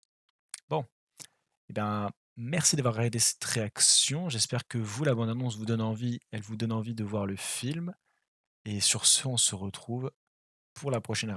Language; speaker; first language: French; native; French